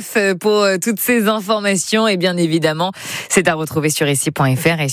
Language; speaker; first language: French; native; French